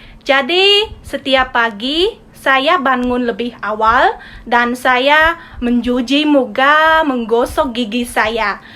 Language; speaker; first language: Indonesian; non-native, learner; Khmer